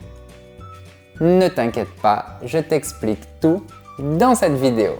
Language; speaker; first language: French; native; French